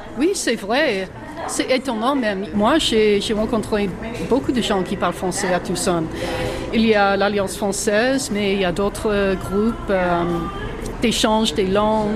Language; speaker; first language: French; non-native, fluent; English